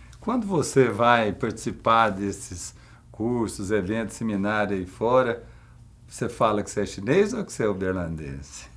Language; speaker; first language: Portuguese; native; Portuguese